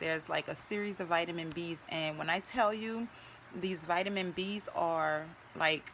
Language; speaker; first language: English; native; English